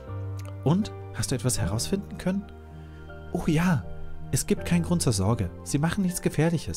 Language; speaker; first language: German; native; German